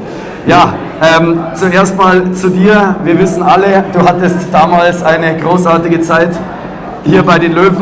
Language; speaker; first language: German; native; German